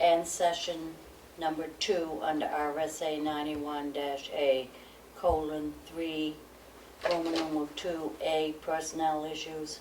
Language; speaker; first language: English; native; English